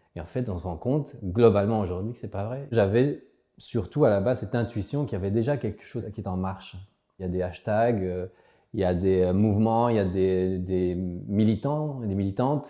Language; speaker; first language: French; early bilingual, other home language; Spanish